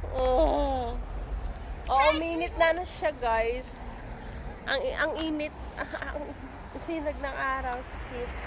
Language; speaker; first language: Filipino; native; Filipino